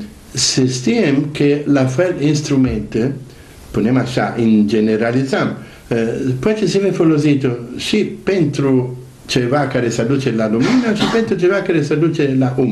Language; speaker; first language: Romanian; non-native, learner; Italian